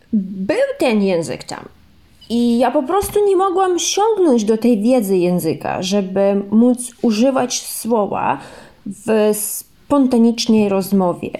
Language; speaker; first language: Polish; early bilingual, heritage; Ukrainian